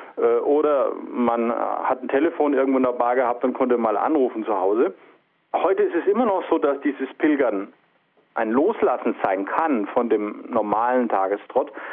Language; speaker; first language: German; native; German